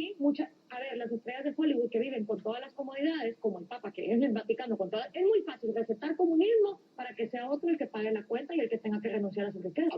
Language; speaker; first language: Spanish; native; Spanish